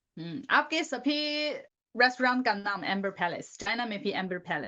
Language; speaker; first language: Hindi; non-native, learner; Chinese